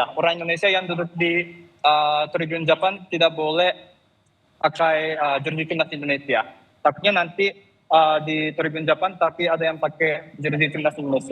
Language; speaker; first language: Indonesian; non-native, fluent; Japanese